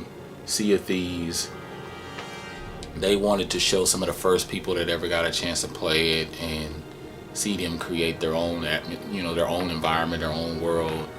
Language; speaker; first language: English; native; English